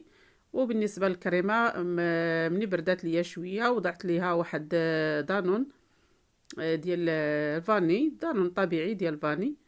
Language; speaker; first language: Arabic; native; Arabic